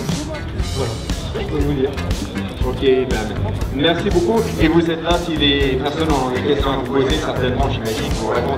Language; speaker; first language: French; native; French